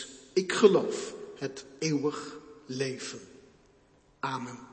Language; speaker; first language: Dutch; native; Dutch